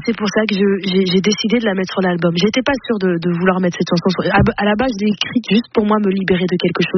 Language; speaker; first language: French; native; French